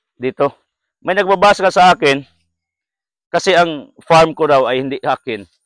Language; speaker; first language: Filipino; non-native, local second language; Cebuano